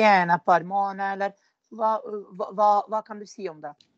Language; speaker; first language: Norwegian; non-native, fluent; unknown